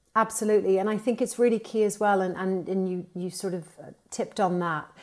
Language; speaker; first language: English; native; English